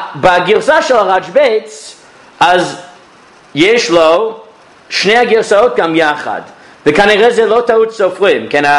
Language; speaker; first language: Hebrew; non-native, fluent; English